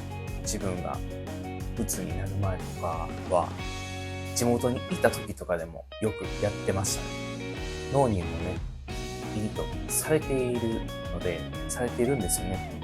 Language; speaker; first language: Japanese; native; Japanese